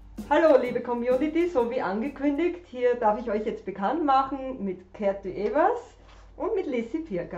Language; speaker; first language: German; native; German